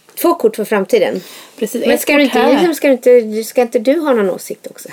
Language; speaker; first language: Swedish; native; Swedish